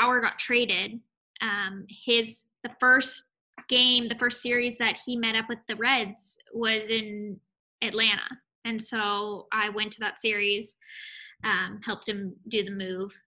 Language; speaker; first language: English; native; English